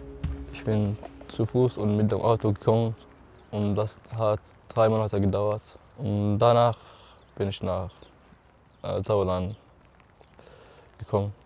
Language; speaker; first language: German; non-native, learner; Arabic